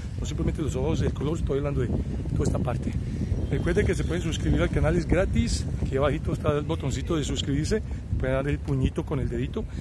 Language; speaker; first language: Spanish; early bilingual, heritage; Spanish